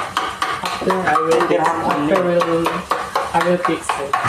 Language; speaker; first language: English; non-native, learner; Filipino